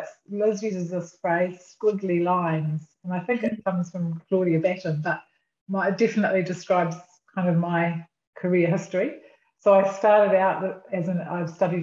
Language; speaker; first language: English; native; English